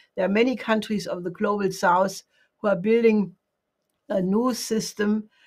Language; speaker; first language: English; non-native, fluent; German